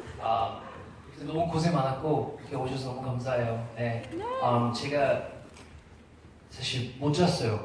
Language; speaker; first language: Korean; non-native, fluent; English